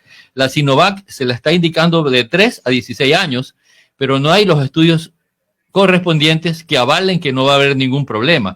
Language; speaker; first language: Spanish; native; Spanish